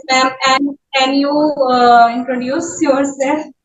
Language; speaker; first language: English; non-native, learner; Hindi